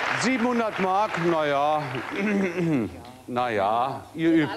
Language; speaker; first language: German; native; German